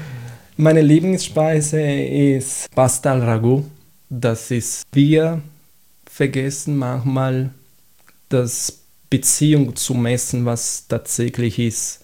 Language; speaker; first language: German; non-native, fluent; Italian